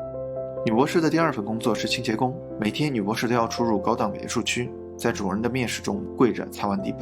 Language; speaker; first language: Chinese; native; Chinese